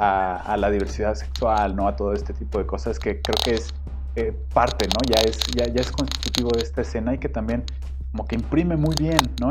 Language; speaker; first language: Spanish; native; Spanish